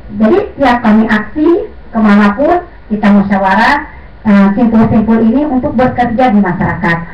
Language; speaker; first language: Indonesian; non-native, local second language; Sundanese